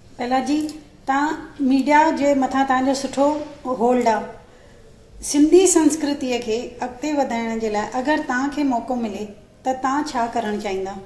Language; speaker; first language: Sindhi; native; Sindhi